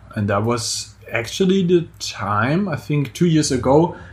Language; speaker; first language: English; non-native, fluent; German